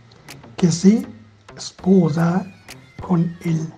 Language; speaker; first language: Italian; non-native, learner; Persian